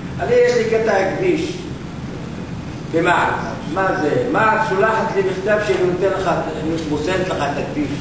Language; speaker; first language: Hebrew; non-native, local second language; Arabic